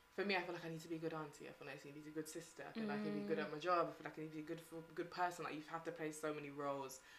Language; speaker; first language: English; native; English